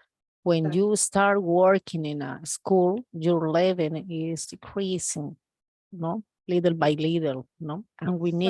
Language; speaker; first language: English; non-native, learner; Spanish